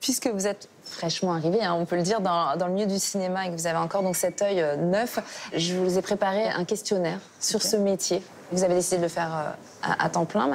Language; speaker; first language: French; native; French